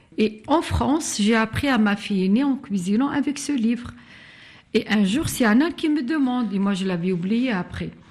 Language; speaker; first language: French; non-native, local second language; Arabic